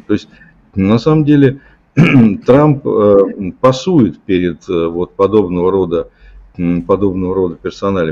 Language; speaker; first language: Russian; native; Russian